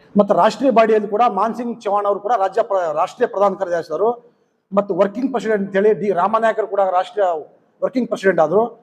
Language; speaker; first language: Kannada; non-native, local second language; Lambadi